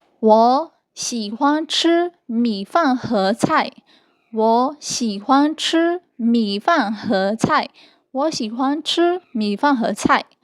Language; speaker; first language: Chinese; non-native, fluent; Burmese